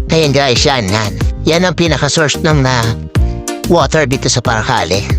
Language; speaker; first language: Filipino; native; Filipino